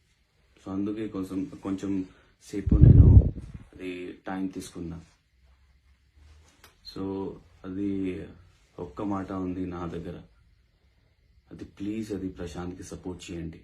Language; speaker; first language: Telugu; non-native, local second language; Urdu